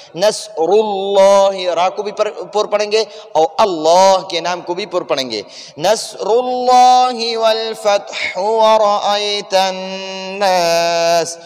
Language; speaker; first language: Urdu; non-native, local second language; Pashto